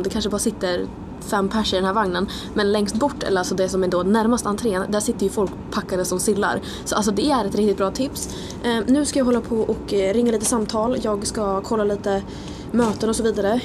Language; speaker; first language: Swedish; native; Swedish